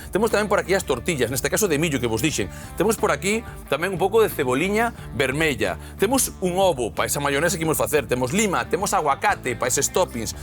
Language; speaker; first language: Galician; native; Galician